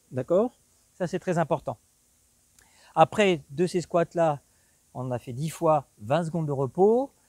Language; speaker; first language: French; native; French